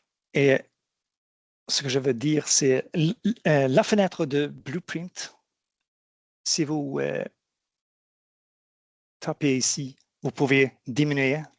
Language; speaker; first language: French; non-native, fluent; Swedish